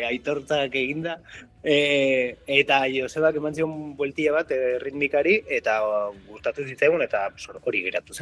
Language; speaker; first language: Basque; native; Basque